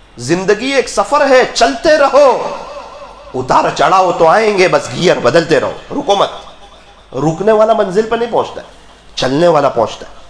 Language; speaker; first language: Urdu; non-native, local second language; Gujarati